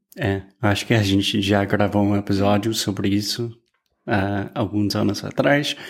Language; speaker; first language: Portuguese; non-native, fluent; English